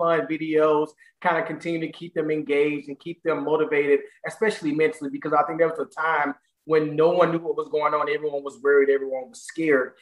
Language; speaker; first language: English; native; English